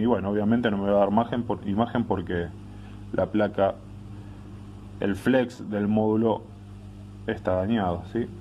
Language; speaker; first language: Spanish; native; Spanish